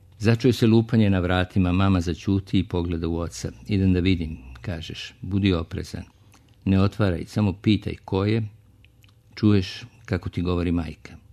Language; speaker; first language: Serbian; native; Serbian